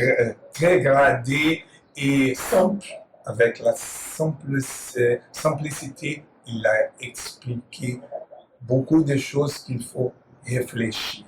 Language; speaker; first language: French; non-native, learner; Portuguese